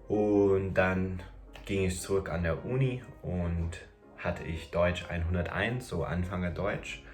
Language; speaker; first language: German; non-native, fluent; English